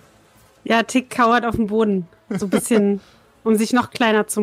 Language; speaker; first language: German; native; German